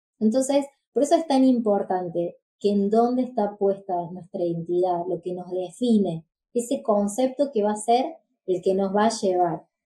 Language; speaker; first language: Spanish; native; Spanish